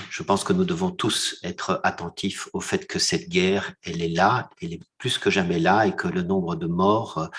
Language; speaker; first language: French; native; French